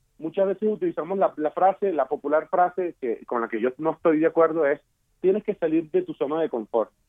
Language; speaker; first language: Spanish; native; Spanish